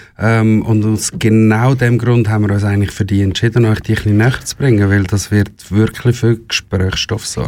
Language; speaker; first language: German; native; German